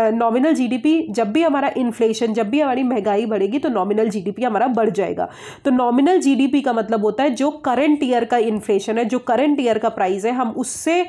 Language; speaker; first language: Hindi; native; Hindi